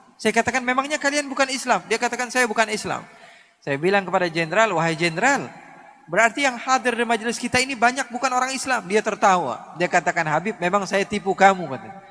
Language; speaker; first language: Indonesian; native; Indonesian